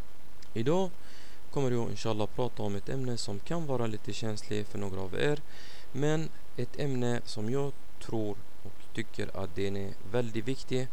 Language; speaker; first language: Swedish; non-native, fluent; Arabic